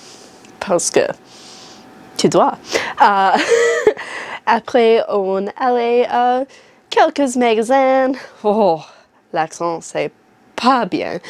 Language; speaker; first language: French; non-native, learner; English